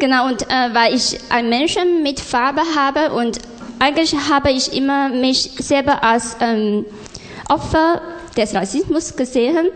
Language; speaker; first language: German; non-native, learner; Chinese